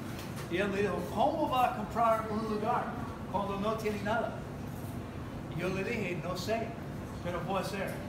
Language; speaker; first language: Spanish; non-native, learner; English